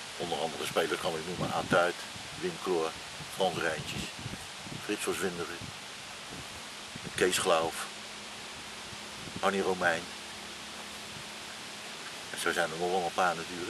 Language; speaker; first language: Dutch; native; Dutch